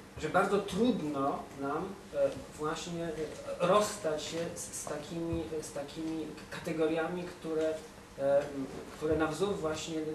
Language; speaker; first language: Polish; native; Polish